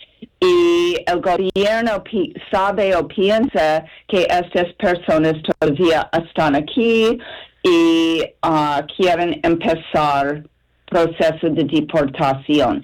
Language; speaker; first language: Spanish; non-native, fluent; English